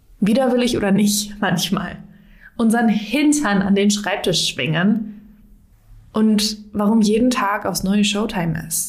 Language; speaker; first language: German; native; German